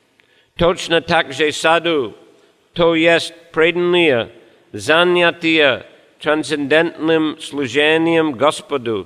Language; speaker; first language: Russian; non-native, fluent; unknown